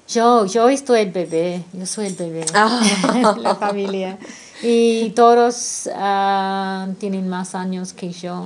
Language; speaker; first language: Spanish; non-native, fluent; English